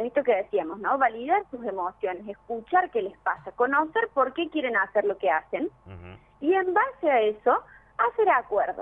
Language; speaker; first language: Spanish; native; Spanish